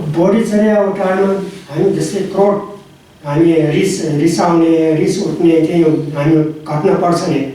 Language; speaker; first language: Nepali; non-native, local second language; Newari